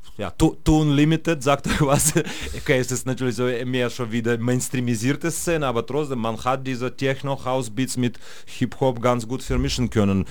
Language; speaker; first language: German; non-native, fluent; Russian